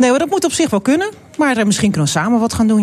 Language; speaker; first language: Dutch; native; Dutch